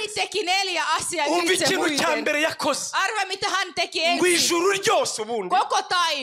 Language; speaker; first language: Finnish; non-native, fluent; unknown